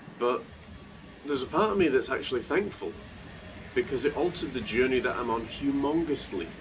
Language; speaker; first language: English; native; English